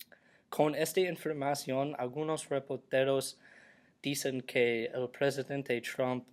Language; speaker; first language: Spanish; non-native, learner; English